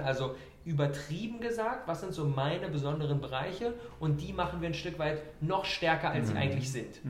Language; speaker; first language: German; native; German